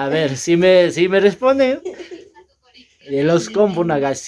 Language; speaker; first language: Spanish; native; Spanish